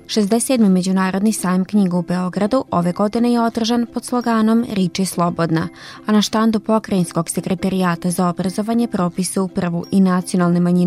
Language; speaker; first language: Serbian; native; Serbian